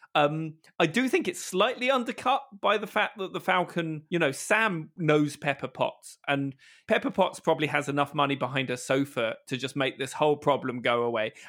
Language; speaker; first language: English; native; English